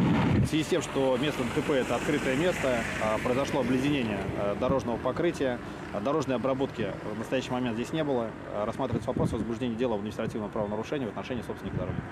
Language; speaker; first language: Russian; native; Russian